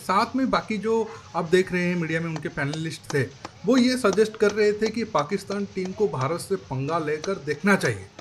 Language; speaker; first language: Hindi; native; Hindi